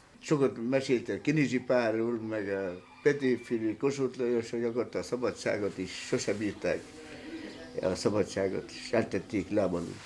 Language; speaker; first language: Hungarian; early bilingual, heritage; Hungarian